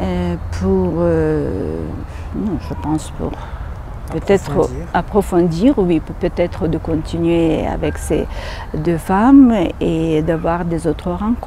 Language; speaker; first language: French; non-native, fluent; Ukrainian